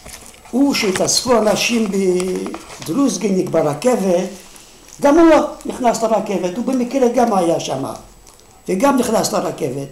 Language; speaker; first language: Hebrew; non-native, fluent; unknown